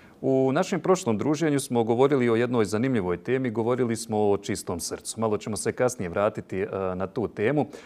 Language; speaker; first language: Bosnian; native; Bosnian